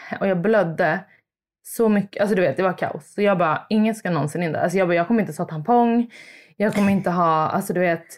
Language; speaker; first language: Swedish; early bilingual, other home language; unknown